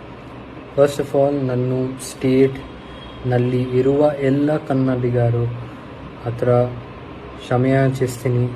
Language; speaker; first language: Kannada; non-native, learner; Hindi